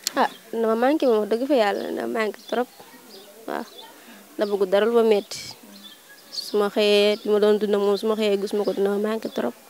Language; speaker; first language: Wolof; native; Wolof